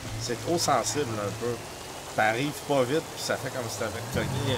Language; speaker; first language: French; native; French